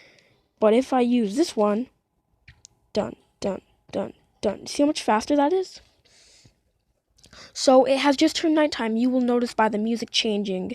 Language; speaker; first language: English; native; English